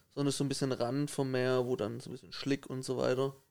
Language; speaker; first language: German; native; German